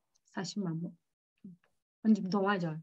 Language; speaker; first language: Korean; non-native, learner; Turkish